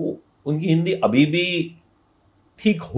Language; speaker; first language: Hindi; native; Hindi